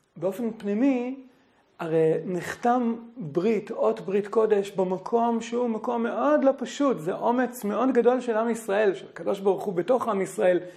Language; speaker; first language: Hebrew; native; Hebrew